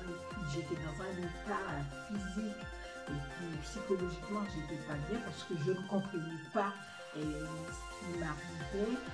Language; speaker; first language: French; non-native, local second language; Haitian Creole